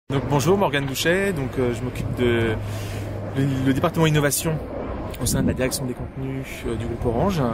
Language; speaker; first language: French; native; French